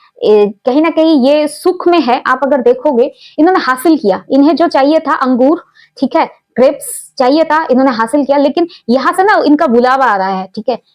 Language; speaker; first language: Hindi; non-native, local second language; Bangla